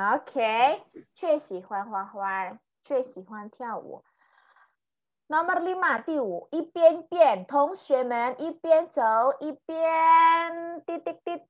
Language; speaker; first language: Chinese; non-native, fluent; Indonesian